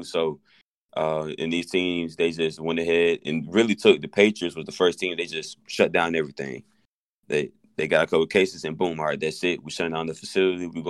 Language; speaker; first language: English; native; English